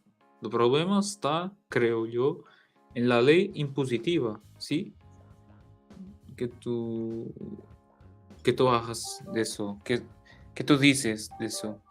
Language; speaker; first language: Spanish; non-native, learner; Portuguese